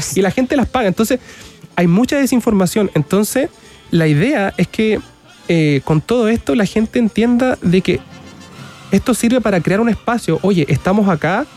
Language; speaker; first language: Spanish; native; Spanish